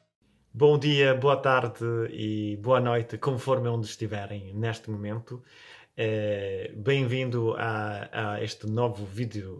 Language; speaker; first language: Portuguese; non-native, fluent; Italian